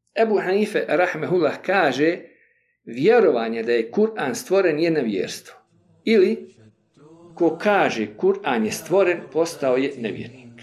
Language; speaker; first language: Bosnian; native; Bosnian